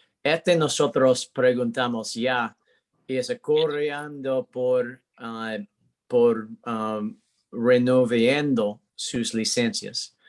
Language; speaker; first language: Spanish; non-native, learner; English